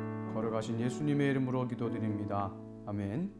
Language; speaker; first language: Korean; native; Korean